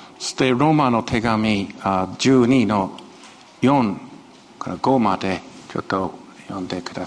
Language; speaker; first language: Japanese; non-native, fluent; Chinese